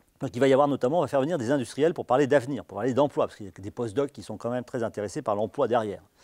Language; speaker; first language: French; native; French